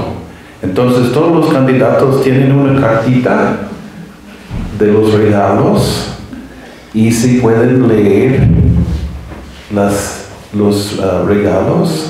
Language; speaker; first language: Spanish; non-native, fluent; English